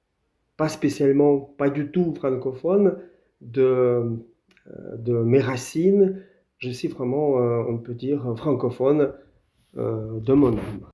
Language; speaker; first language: French; non-native, fluent; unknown